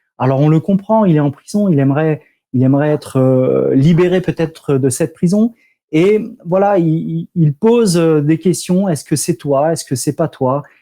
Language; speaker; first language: French; native; French